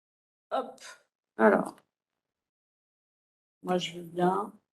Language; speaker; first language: French; native; French